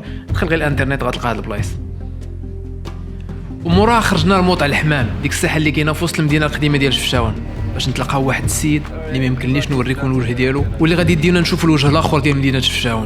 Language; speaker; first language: Arabic; native; Arabic